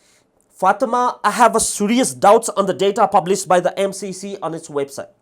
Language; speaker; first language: English; non-native, fluent; Nepali